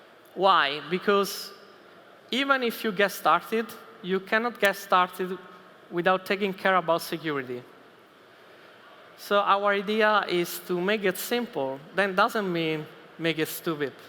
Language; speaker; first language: English; non-native, fluent; Italian